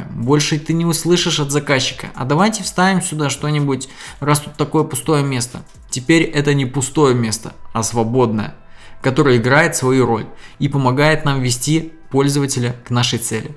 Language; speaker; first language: Russian; native; Russian